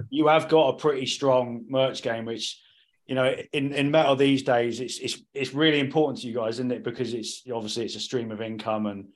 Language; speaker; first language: English; native; English